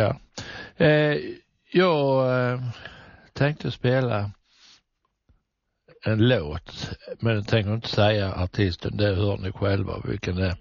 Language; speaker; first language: Swedish; native; Swedish